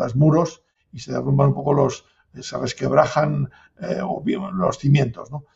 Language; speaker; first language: Spanish; native; Spanish